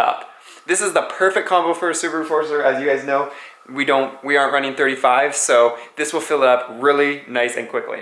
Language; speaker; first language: English; native; English